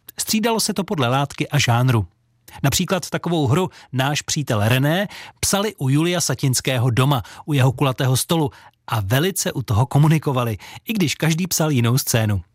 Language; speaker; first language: Czech; native; Czech